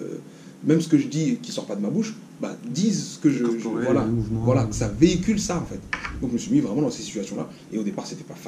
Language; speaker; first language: French; native; French